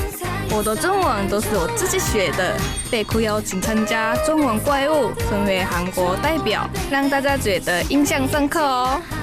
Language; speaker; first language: Chinese; non-native, fluent; Korean